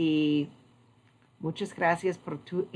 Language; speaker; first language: Spanish; non-native, learner; English